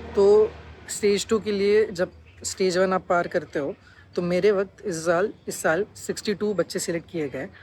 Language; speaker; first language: Hindi; non-native, local second language; Marathi